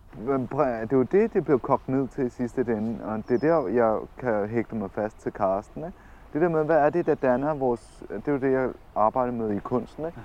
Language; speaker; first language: Danish; early bilingual, other home language; Vietnamese